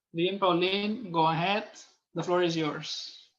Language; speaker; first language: English; non-native, fluent; Catalan